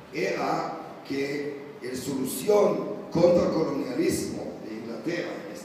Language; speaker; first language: Spanish; non-native, learner; Hebrew